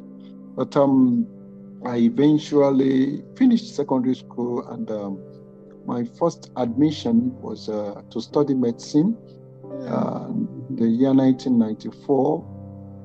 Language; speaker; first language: English; non-native, local second language; Yoruba